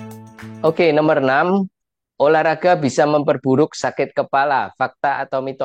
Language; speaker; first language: Indonesian; native; Indonesian